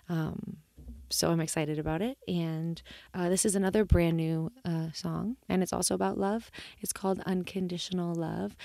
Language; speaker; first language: English; native; English